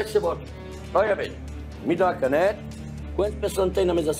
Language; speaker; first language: Portuguese; non-native, fluent; French